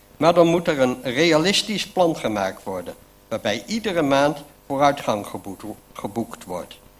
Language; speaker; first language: Dutch; native; Dutch